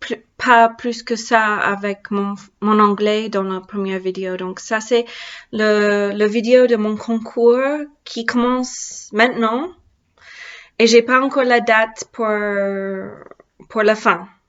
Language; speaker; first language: French; non-native, learner; English